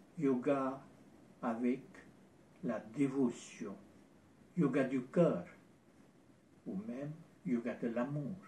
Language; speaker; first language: French; non-native, fluent; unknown